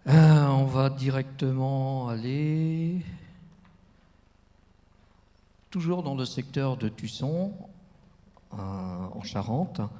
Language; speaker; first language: French; native; French